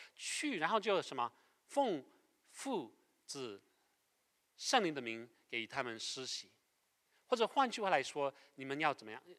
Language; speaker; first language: Chinese; non-native, fluent; French